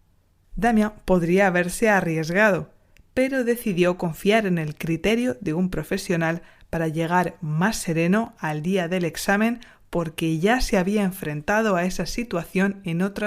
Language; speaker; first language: Spanish; native; Spanish